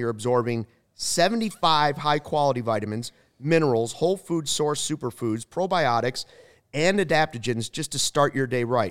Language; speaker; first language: English; native; English